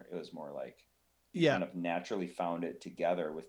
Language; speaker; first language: English; native; English